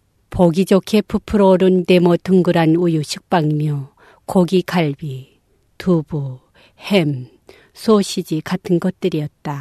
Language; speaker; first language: Korean; non-native, local second language; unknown